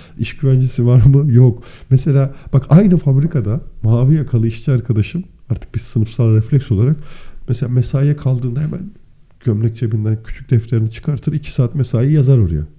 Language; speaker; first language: Turkish; native; Turkish